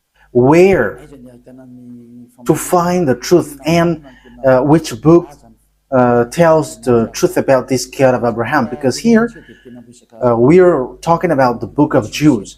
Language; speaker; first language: English; non-native, fluent; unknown